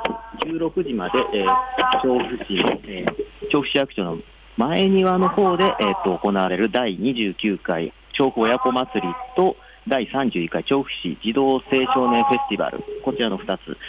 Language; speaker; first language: Japanese; native; Japanese